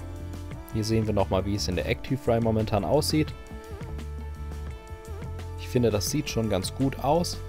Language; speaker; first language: German; native; German